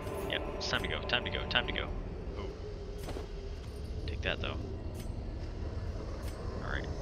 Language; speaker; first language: English; native; English